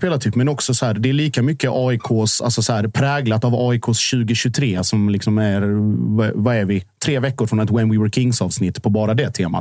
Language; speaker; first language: Swedish; native; Swedish